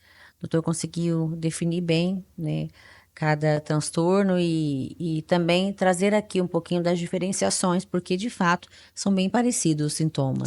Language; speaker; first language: Portuguese; native; Portuguese